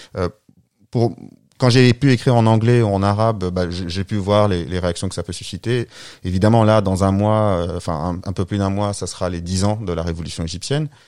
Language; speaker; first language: French; non-native, fluent; Arabic